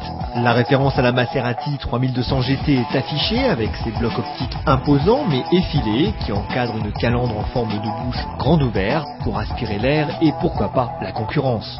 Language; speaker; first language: French; native; French